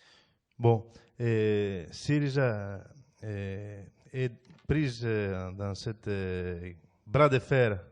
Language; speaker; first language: French; non-native, fluent; Greek